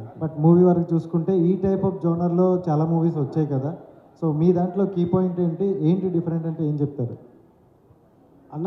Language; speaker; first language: Telugu; native; Telugu